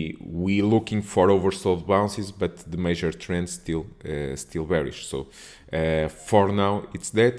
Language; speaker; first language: English; non-native, fluent; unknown